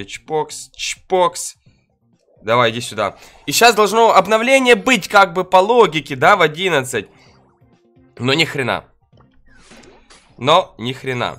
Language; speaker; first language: Russian; native; Russian